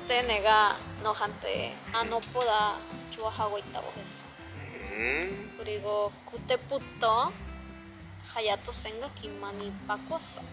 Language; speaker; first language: Korean; non-native, learner; Spanish